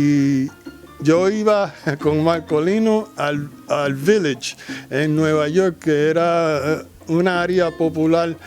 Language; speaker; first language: Spanish; early bilingual, heritage; Spanish